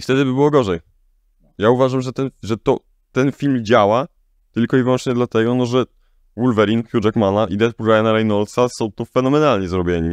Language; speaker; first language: Polish; native; Polish